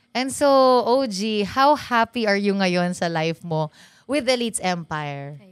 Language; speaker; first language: Filipino; native; Filipino